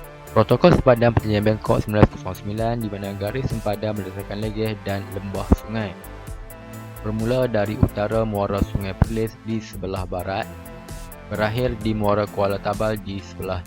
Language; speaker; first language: Malay; native; Malay